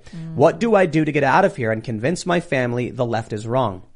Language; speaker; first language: English; native; English